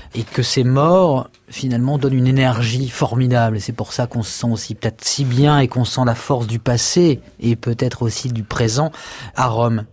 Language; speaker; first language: French; native; French